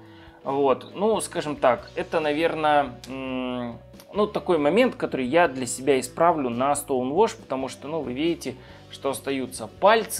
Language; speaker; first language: Russian; native; Russian